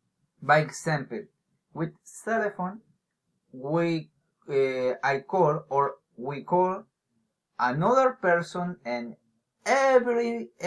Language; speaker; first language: English; non-native, learner; Spanish